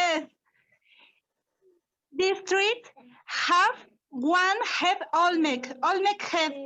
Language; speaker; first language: English; non-native, learner; Spanish